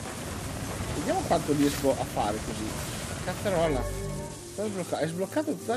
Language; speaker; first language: Italian; native; Italian